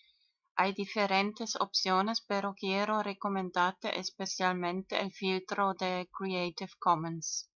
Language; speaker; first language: Spanish; non-native, fluent; German